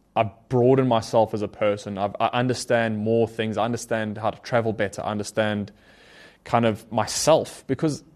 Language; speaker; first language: English; native; English